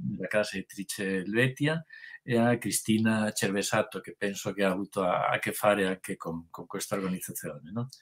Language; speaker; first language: Italian; non-native, fluent; Spanish